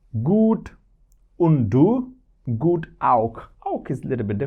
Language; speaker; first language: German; non-native, fluent; Hindi